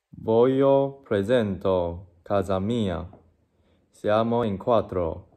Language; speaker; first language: Italian; non-native, learner; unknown